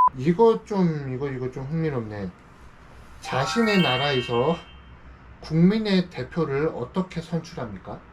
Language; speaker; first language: Korean; native; Korean